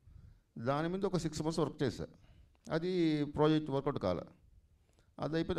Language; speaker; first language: Telugu; native; Telugu